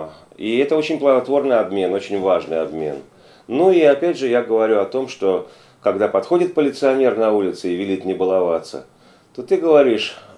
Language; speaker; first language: Russian; native; Russian